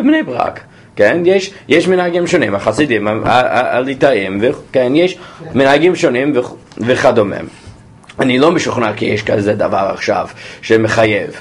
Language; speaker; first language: Hebrew; non-native, fluent; English